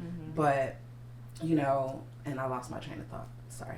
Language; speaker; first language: English; native; English